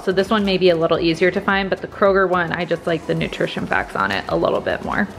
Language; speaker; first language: English; native; English